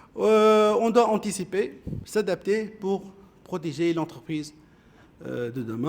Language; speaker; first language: French; non-native, local second language; Arabic